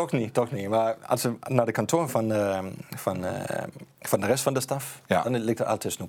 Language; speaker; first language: Dutch; non-native, fluent; Danish